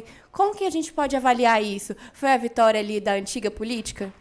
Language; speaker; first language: Portuguese; native; Portuguese